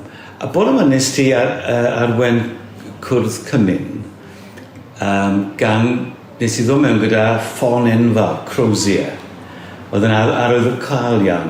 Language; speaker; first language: Welsh; native; Welsh